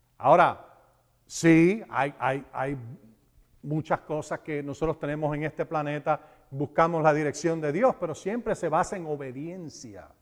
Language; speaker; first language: Spanish; early bilingual, heritage; Spanish